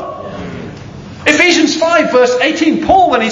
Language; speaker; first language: English; native; English